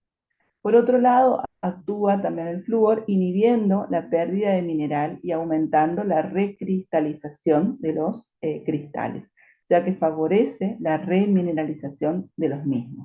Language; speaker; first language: Spanish; native; Spanish